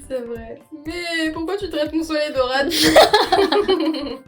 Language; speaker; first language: French; native; French